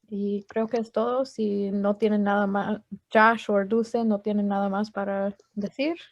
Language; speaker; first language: Spanish; non-native, learner; English